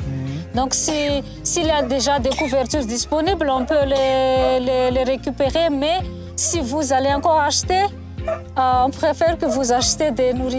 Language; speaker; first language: French; non-native, local second language; Malagasy